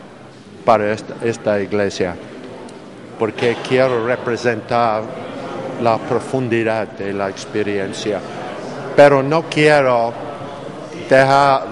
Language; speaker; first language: Spanish; non-native, fluent; English